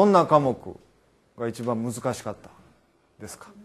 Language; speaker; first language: Japanese; native; Japanese